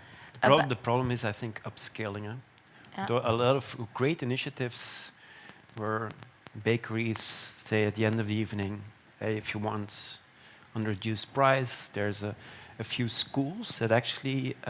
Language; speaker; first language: English; non-native, fluent; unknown